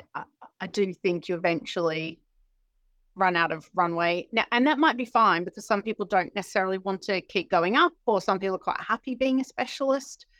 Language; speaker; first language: English; native; English